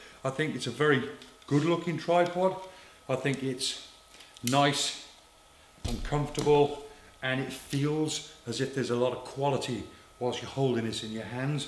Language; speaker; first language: English; native; English